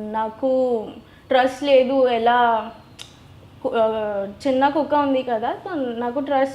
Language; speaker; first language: Telugu; non-native, learner; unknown